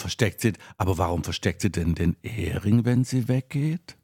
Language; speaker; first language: German; native; German